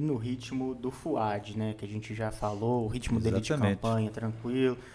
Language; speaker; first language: Portuguese; native; Portuguese